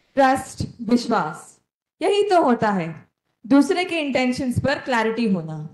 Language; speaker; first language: Hindi; non-native, local second language; Konkani